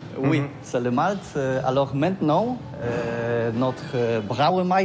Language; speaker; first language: French; non-native, learner; Polish